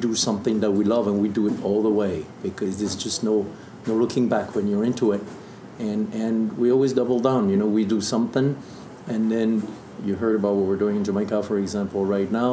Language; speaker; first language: English; non-native, fluent; French